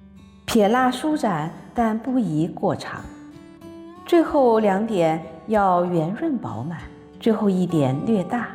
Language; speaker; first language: Chinese; native; Chinese